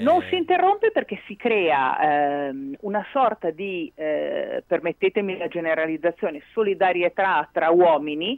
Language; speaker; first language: Italian; native; Italian